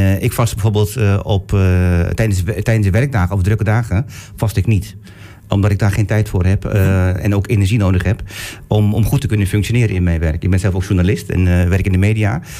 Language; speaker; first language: Dutch; early bilingual, other home language; Turkish